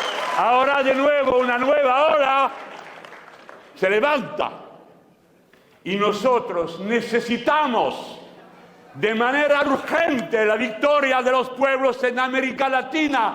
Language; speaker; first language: Spanish; non-native, fluent; French